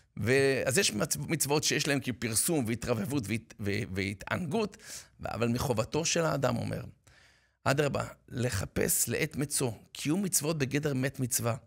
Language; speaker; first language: Hebrew; native; Hebrew